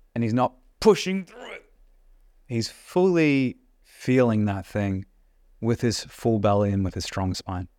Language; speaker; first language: English; native; English